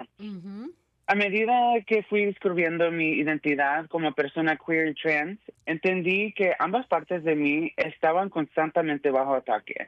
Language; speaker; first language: Spanish; early bilingual, heritage; Spanish